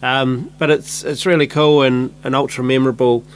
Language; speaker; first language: English; native; English